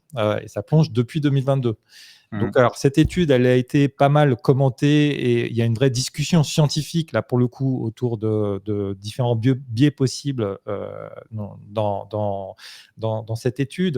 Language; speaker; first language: French; native; French